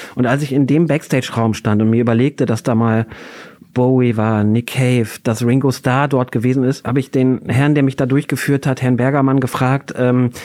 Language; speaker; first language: German; native; German